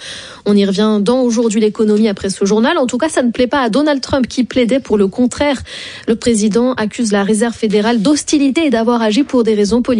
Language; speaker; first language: French; native; French